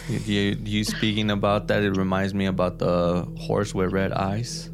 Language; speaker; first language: English; early bilingual, other home language; Spanish